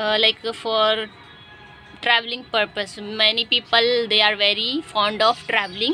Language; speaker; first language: English; non-native, learner; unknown